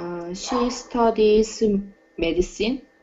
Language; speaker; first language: English; non-native, learner; Korean